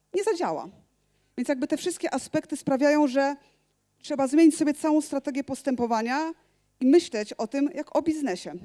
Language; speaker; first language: Polish; native; Polish